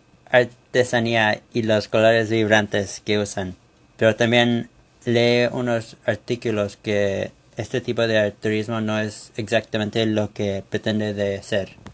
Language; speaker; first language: Spanish; non-native, fluent; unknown